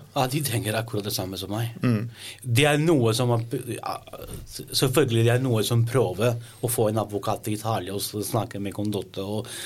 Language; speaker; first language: Norwegian; non-native, learner; Italian